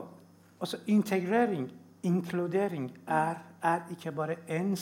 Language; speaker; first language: Swedish; non-native, learner; Persian